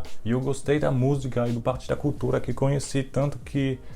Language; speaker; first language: Portuguese; non-native, fluent; German